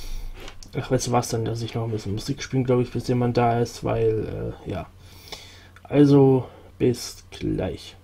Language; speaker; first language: German; native; German